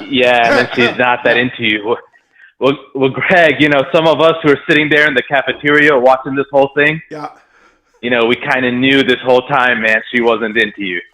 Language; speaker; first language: English; native; English